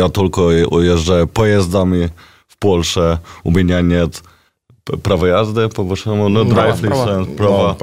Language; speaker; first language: Russian; non-native, learner; Polish